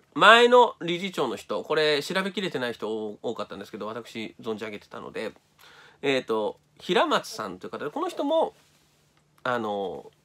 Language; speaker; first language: Japanese; native; Japanese